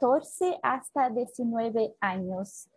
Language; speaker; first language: Spanish; non-native, fluent; Portuguese